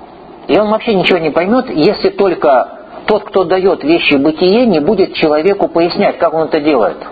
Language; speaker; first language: Russian; native; Russian